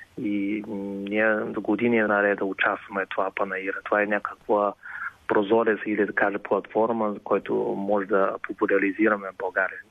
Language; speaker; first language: Bulgarian; non-native, fluent; Chinese